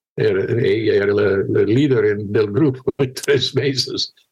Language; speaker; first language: Spanish; non-native, fluent; English